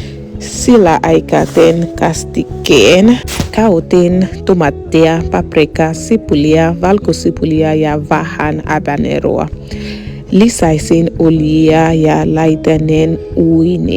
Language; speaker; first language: Finnish; non-native, learner; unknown